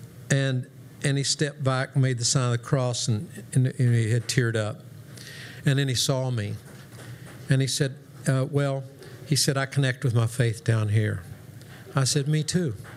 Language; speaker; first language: English; native; English